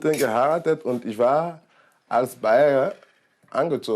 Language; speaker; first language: German; non-native, learner; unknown